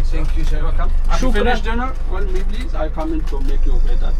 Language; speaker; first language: English; non-native, learner; Arabic